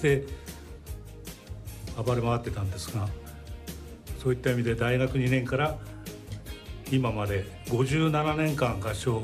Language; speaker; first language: Japanese; native; Japanese